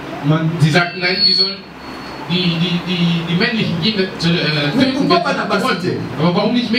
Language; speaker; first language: German; non-native, learner; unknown